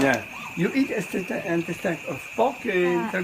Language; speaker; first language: English; non-native, learner; French